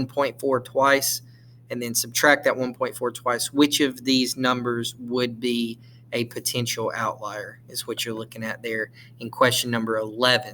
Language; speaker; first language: English; native; English